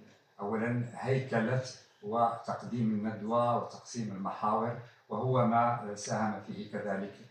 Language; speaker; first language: Arabic; native; Arabic